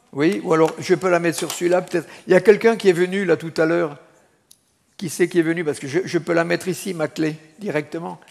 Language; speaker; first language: French; native; French